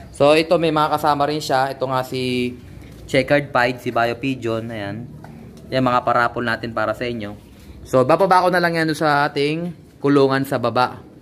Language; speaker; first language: Filipino; native; Filipino